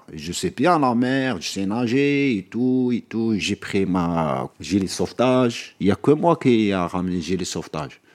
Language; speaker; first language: French; non-native, local second language; Arabic